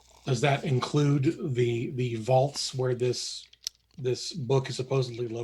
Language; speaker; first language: English; native; English